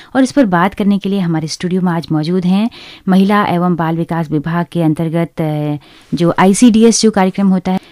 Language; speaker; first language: Hindi; native; Hindi